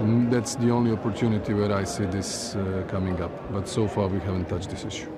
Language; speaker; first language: English; non-native, fluent; Croatian